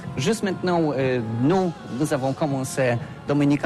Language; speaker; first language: French; non-native, learner; Polish